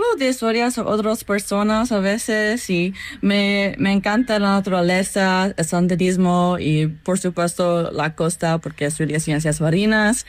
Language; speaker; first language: Spanish; non-native, learner; English